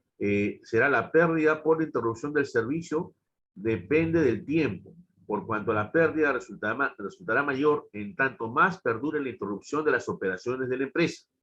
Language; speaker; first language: Spanish; native; Spanish